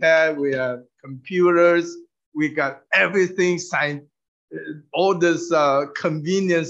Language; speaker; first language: English; non-native, fluent; Min Nan Chinese